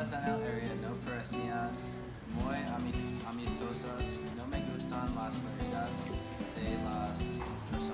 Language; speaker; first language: Spanish; non-native, learner; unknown